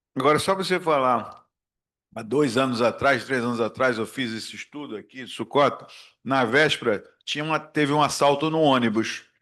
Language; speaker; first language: Portuguese; native; Portuguese